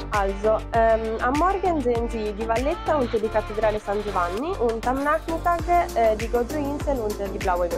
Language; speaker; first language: German; non-native, learner; Italian